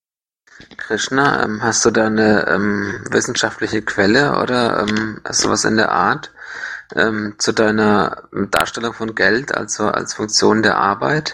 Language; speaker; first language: German; native; German